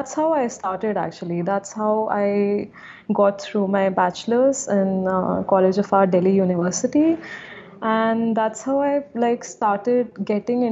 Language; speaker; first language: English; non-native, local second language; Hindi